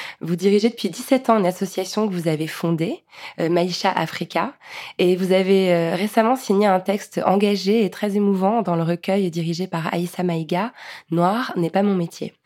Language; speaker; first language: French; native; French